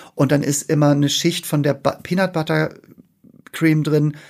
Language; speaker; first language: German; native; German